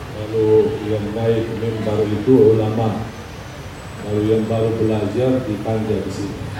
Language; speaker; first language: Indonesian; non-native, fluent; Arabic